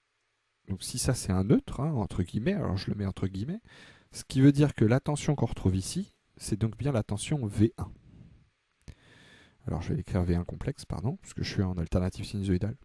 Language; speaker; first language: French; native; French